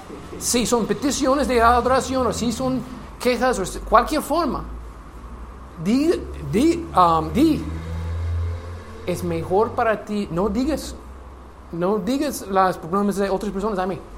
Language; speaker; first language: Spanish; non-native, learner; English